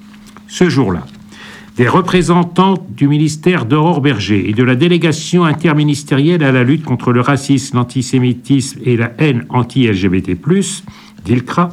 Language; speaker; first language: French; native; French